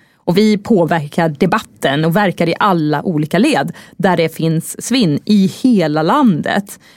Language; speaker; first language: Swedish; native; Swedish